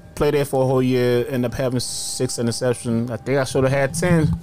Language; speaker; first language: English; early bilingual, other home language; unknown